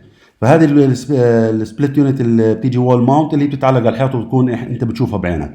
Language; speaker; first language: Arabic; native; Arabic